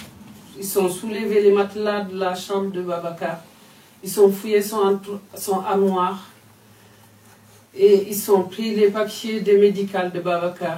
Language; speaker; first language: French; non-native, fluent; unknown